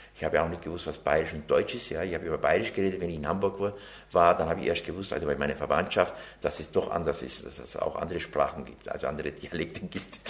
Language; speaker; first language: German; early bilingual, other home language; Turkish